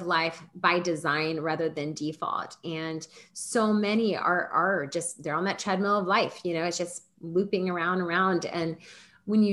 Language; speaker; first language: English; native; English